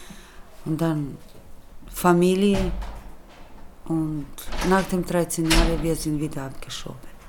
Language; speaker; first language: German; early bilingual, other home language; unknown